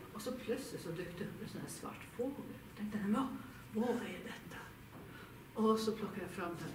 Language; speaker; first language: Swedish; native; Swedish